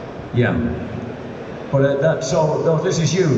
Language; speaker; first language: English; native; English